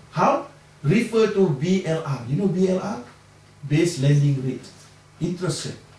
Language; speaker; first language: English; non-native, local second language; Malay